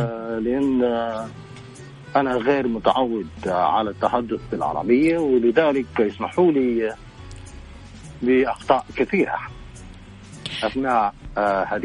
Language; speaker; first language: Arabic; non-native, fluent; Japanese